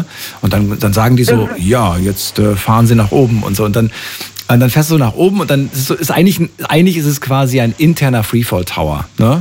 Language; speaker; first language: German; native; German